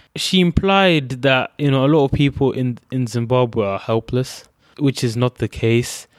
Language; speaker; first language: English; non-native, local second language; Shona